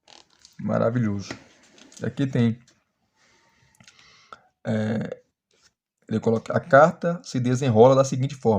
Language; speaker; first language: Portuguese; native; Portuguese